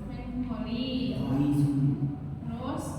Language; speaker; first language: Indonesian; native; Indonesian